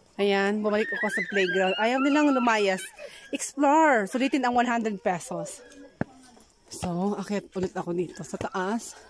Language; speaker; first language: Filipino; non-native, local second language; Iloko